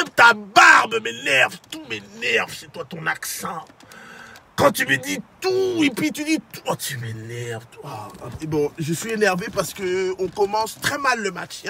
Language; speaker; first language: French; native; French